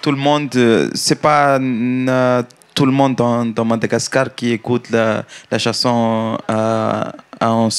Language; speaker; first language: French; non-native, learner; Malagasy